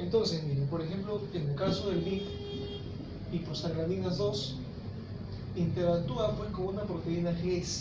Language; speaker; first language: Spanish; native; Spanish